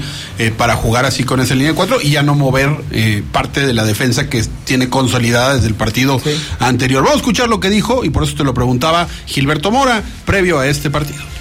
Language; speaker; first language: Spanish; native; Spanish